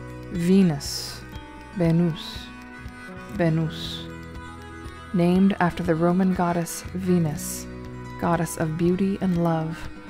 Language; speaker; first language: English; native; English